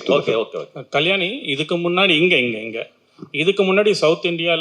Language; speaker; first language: Tamil; native; Tamil